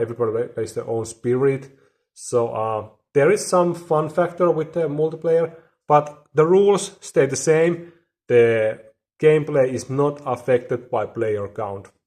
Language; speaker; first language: English; non-native, fluent; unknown